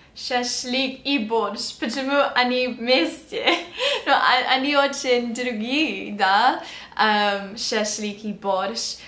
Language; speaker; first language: Russian; early bilingual, heritage; English